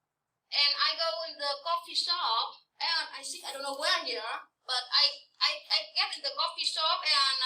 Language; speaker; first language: English; non-native, learner; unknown